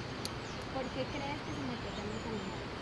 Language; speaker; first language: Spanish; native; Spanish